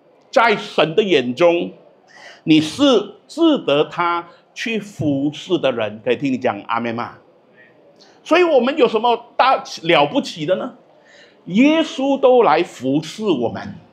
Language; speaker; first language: Chinese; native; Chinese